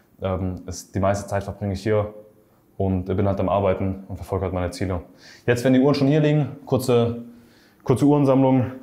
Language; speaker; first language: German; native; German